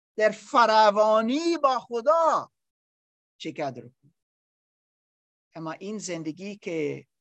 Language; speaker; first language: Persian; non-native, learner; English